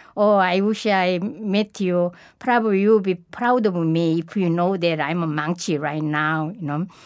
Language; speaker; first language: English; non-native, fluent; Korean